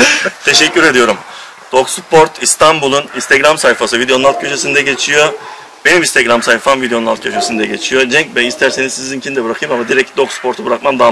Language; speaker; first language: Turkish; native; Turkish